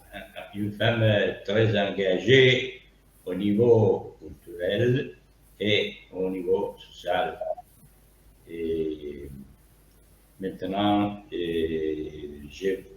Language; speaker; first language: French; non-native, learner; Italian